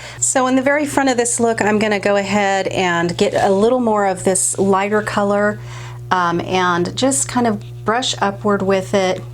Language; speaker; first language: English; native; English